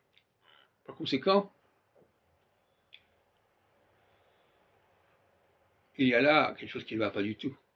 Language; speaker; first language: French; native; French